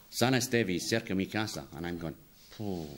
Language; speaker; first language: Spanish; non-native, learner; English